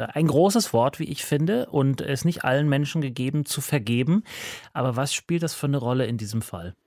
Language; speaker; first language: German; native; German